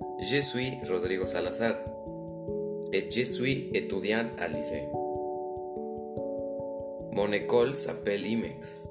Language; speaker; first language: French; non-native, learner; Spanish